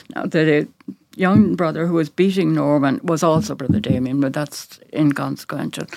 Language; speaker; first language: English; native; English